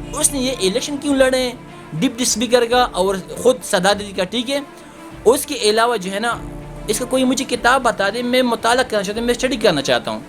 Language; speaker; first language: Urdu; non-native, local second language; Pashto